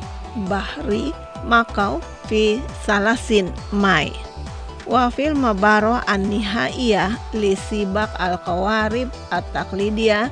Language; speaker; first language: Arabic; non-native, fluent; Indonesian